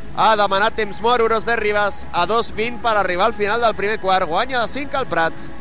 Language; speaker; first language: Catalan; native; Catalan